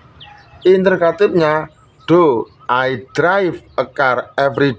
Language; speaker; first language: English; non-native, learner; Indonesian